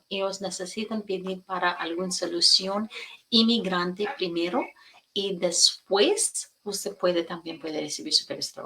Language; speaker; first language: Spanish; non-native, fluent; English